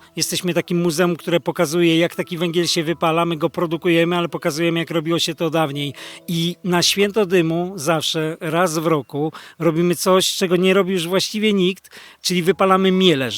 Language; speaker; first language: Polish; native; Polish